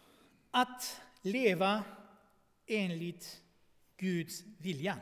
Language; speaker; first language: Swedish; non-native, fluent; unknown